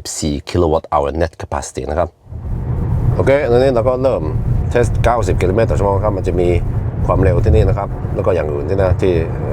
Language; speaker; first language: Thai; non-native, fluent; Norwegian